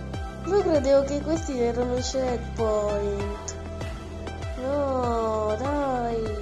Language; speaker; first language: Italian; early bilingual, other home language; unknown